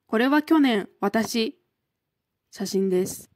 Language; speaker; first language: Japanese; non-native, fluent; Kyrgyz